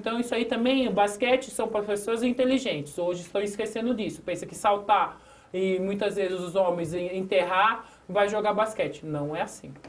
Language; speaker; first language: Portuguese; native; Portuguese